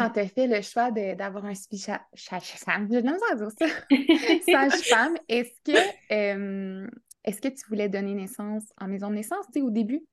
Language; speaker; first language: French; native; French